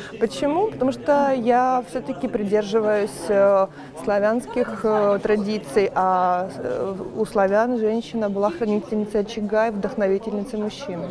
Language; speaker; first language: Russian; native; Russian